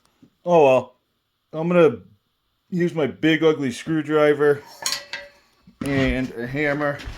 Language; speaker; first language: English; native; English